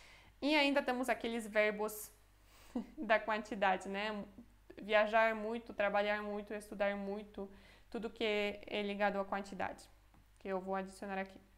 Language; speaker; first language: Portuguese; non-native, fluent; Polish